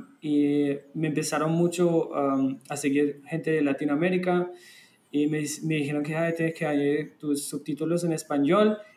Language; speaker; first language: Spanish; non-native, fluent; German